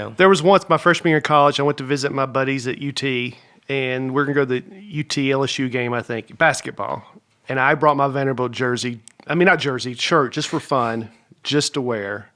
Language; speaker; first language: English; native; English